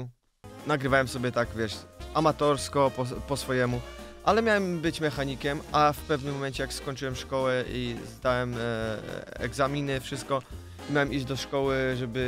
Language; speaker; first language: Polish; early bilingual, other home language; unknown